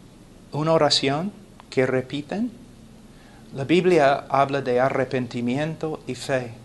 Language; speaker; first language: Spanish; non-native, fluent; English